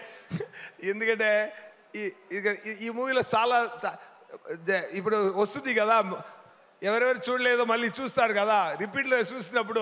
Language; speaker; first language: Telugu; non-native, local second language; Tamil